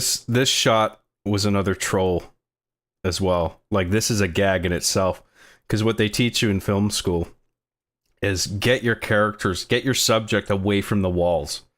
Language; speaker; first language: English; native; English